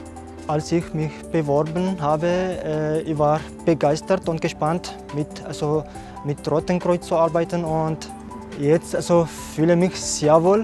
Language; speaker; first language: German; non-native, fluent; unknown